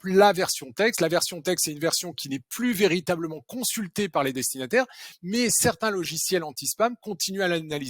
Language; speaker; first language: French; native; French